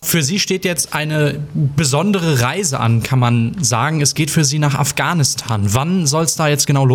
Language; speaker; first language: German; native; German